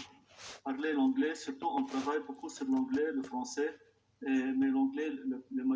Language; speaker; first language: French; non-native, local second language; Arabic